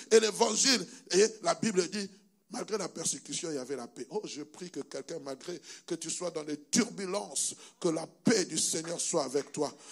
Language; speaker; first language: French; non-native, local second language; Lingala